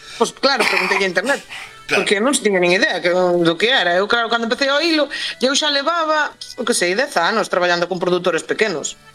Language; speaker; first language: Galician; native; Galician